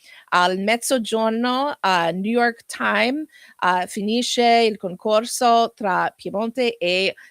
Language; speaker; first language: Italian; non-native, learner; English